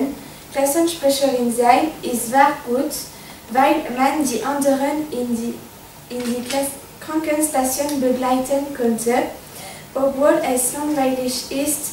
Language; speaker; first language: German; non-native, learner; French